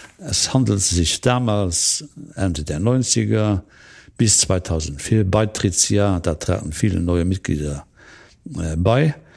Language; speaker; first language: German; non-native, local second language; Luxembourgish